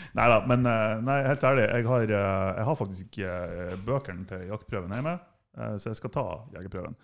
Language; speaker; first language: Norwegian; non-native, fluent; German